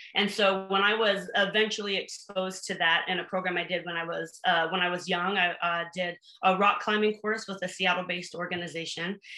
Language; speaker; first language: English; native; English